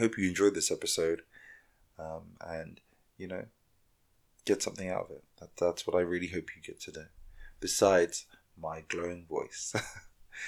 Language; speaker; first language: English; native; English